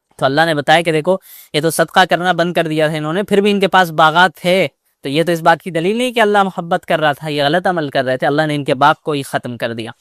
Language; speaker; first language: Urdu; native; Urdu